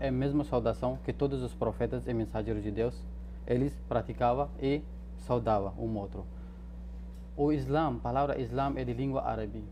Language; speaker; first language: Portuguese; non-native, fluent; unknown